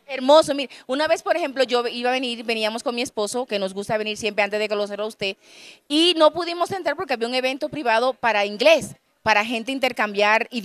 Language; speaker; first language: Spanish; native; Spanish